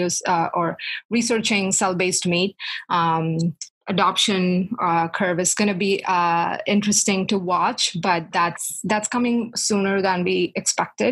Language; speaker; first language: English; non-native, local second language; Tamil